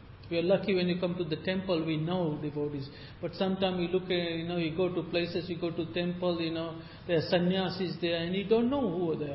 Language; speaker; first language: English; native; English